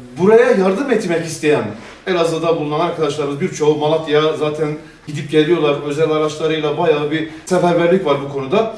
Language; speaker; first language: Turkish; native; Turkish